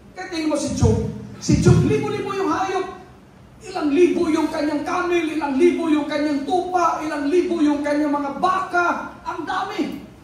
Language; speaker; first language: Filipino; non-native, local second language; Cebuano